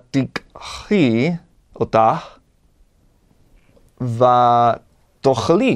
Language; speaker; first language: Hebrew; non-native, learner; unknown